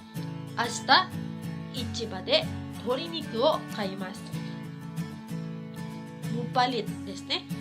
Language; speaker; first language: Japanese; non-native, fluent; Cebuano